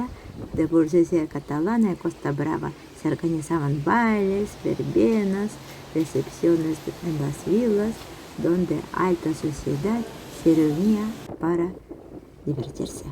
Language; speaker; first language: Spanish; non-native, fluent; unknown